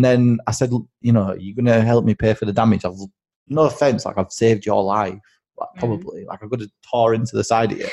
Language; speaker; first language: English; native; English